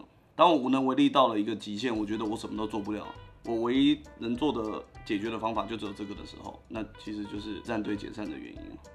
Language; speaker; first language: Chinese; native; Chinese